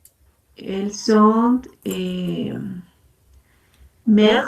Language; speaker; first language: French; non-native, learner; Spanish